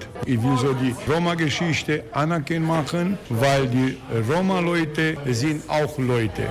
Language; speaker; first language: German; non-native, learner; Romanian